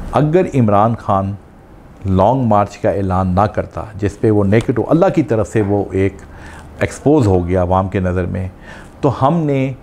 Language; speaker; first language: Urdu; non-native, local second language; Punjabi